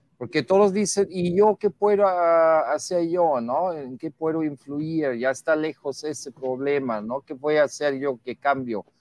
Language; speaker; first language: Spanish; non-native, fluent; German